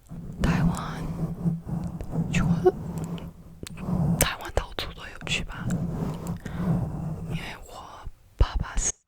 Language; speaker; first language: Chinese; early bilingual, heritage; Chinese